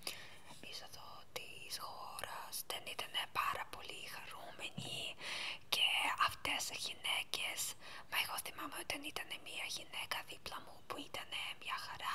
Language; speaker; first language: Greek; non-native, learner; Ukrainian